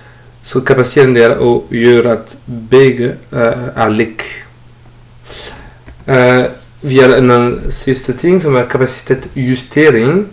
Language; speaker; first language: Norwegian; non-native, fluent; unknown